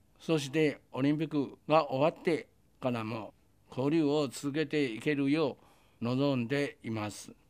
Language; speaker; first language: Japanese; non-native, fluent; Chinese